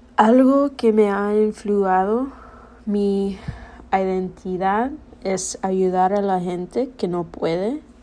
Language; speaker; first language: Spanish; early bilingual, heritage; Spanish